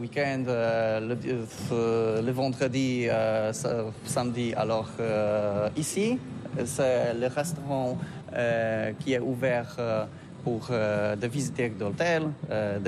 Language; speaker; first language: French; non-native, learner; Polish